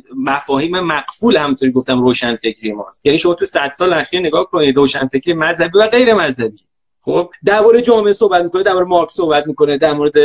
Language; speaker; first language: Persian; native; Persian